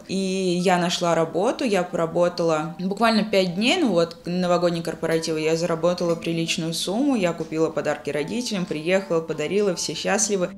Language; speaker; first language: Russian; native; Russian